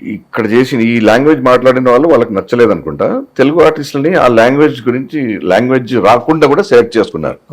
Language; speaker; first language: Telugu; non-native, local second language; Hindi